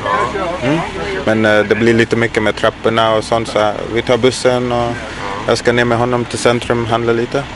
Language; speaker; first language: Swedish; non-native, learner; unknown